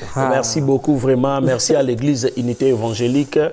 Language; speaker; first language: French; non-native, local second language; Lingala